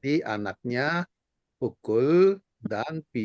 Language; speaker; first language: Indonesian; non-native, fluent; Japanese